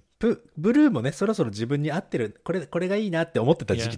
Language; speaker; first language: Japanese; native; Japanese